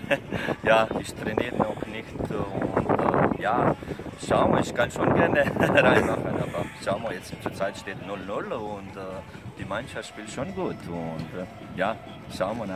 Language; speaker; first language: German; non-native, fluent; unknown